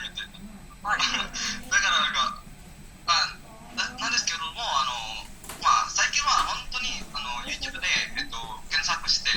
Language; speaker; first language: Japanese; non-native, learner; Indonesian